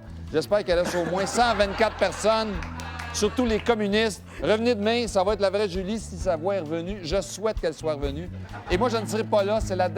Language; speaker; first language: French; native; French